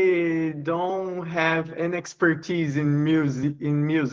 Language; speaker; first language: English; non-native, learner; Portuguese